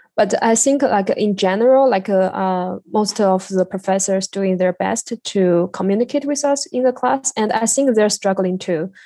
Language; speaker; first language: English; non-native, learner; Chinese